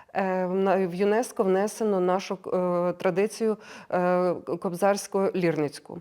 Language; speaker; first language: Ukrainian; native; Ukrainian